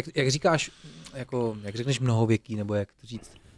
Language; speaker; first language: Czech; native; Czech